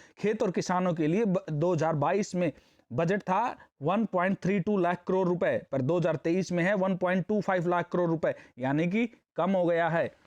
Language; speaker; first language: Hindi; native; Hindi